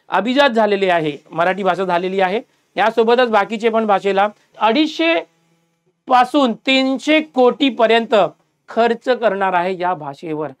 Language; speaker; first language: Marathi; native; Marathi